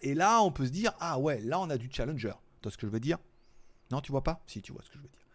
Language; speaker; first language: French; native; French